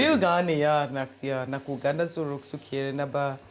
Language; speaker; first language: German; non-native, learner; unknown